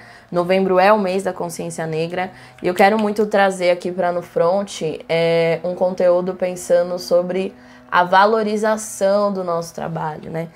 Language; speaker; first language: Portuguese; native; Portuguese